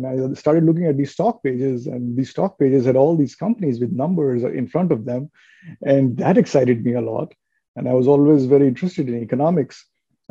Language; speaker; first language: English; non-native, local second language; Hindi